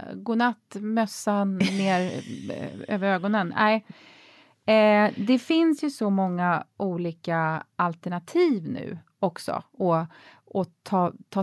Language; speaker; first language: Swedish; native; Swedish